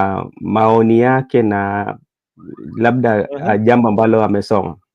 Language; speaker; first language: Swahili; non-native, local second language; Luo (Kenya and Tanzania)